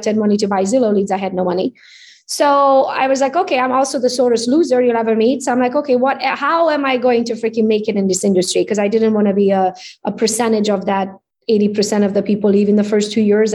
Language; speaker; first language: English; non-native, fluent; Hungarian